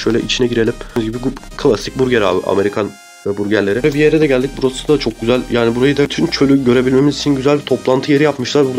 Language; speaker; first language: Turkish; native; Turkish